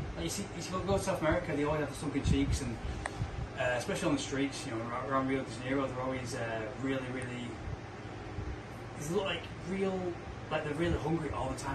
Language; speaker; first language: English; native; English